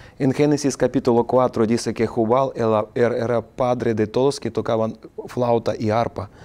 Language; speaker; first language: Spanish; non-native, fluent; Russian